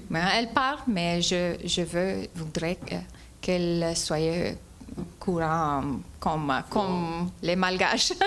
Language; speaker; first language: French; non-native, fluent; English